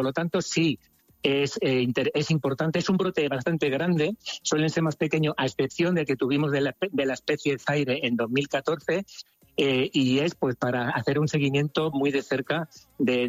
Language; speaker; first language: Spanish; native; Spanish